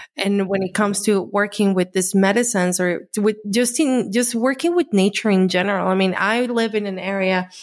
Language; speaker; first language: English; non-native, fluent; Spanish